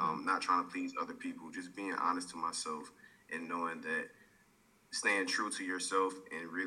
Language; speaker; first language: English; native; English